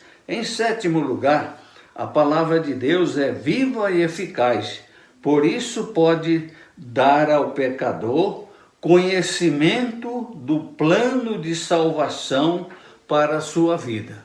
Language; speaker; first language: Portuguese; native; Portuguese